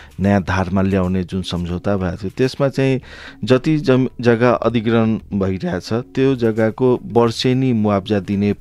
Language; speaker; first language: Nepali; non-native, local second language; Maithili